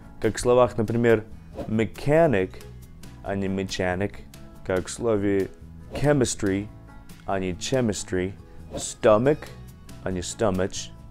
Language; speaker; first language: Russian; early bilingual, heritage; Russian